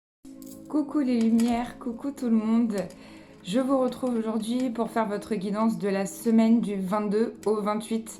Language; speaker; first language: French; native; French